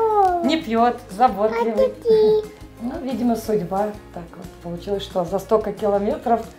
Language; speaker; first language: Russian; native; Russian